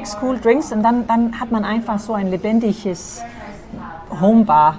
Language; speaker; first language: German; non-native, fluent; Danish